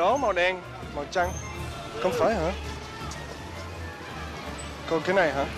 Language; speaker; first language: Vietnamese; non-native, learner; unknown